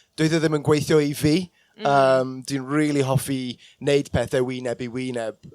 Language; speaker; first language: Welsh; non-native, local second language; English